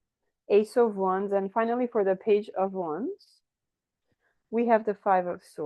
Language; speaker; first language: English; non-native, fluent; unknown